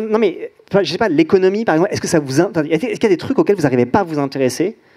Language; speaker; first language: French; native; French